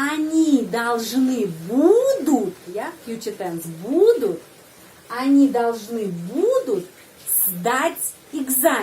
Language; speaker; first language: Russian; non-native, fluent; Indonesian